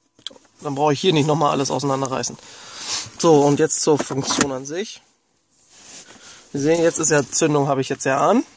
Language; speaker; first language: German; native; German